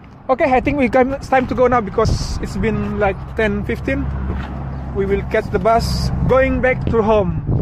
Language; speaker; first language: English; non-native, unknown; Indonesian